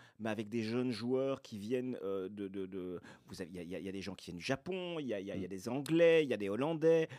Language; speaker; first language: French; native; French